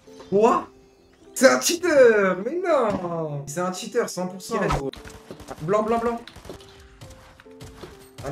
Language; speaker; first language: French; native; French